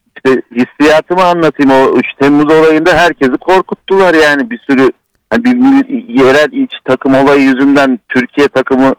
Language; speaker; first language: Turkish; native; Turkish